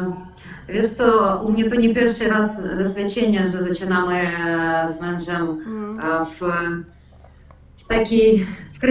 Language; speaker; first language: Polish; non-native, learner; Ukrainian